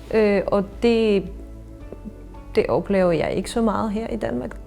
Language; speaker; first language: Danish; non-native, fluent; Ukrainian